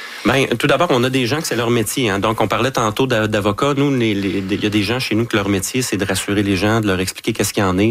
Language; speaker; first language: French; native; French